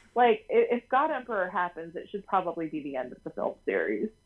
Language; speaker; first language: English; native; English